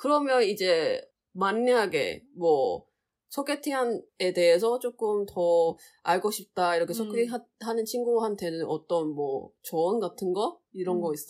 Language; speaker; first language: Korean; non-native, learner; Chinese